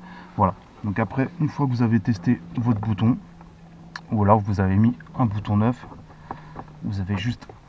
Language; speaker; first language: French; native; French